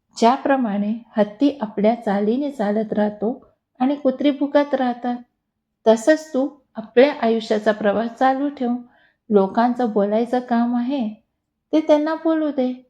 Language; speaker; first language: Marathi; non-native, local second language; Hindi